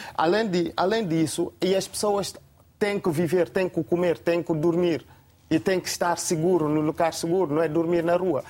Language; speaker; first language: Portuguese; non-native, local second language; Upper Guinea Crioulo